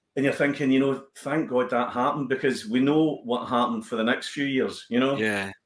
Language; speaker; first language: English; native; English